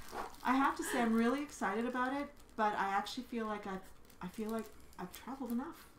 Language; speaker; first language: English; native; English